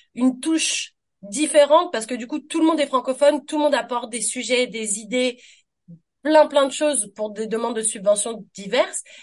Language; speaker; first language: French; native; French